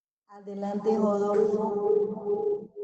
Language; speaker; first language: Spanish; non-native, fluent; Portuguese